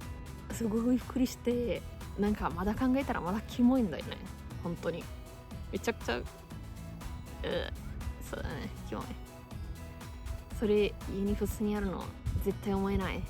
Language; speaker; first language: Japanese; non-native, fluent; Italian